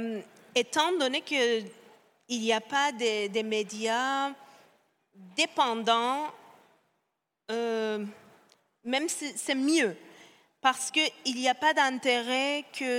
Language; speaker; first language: French; non-native, fluent; Persian